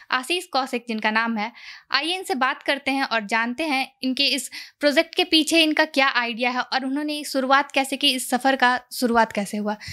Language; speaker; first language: Hindi; native; Hindi